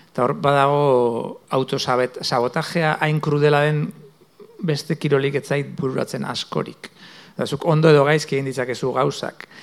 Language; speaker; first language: Basque; native; Basque